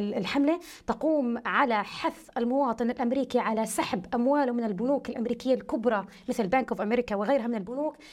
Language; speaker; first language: Arabic; early bilingual, heritage; Arabic